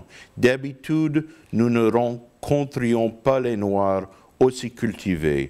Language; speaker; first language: French; non-native, fluent; English